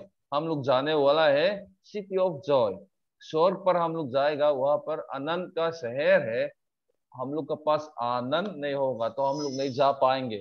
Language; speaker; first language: Hindi; non-native, local second language; Mizo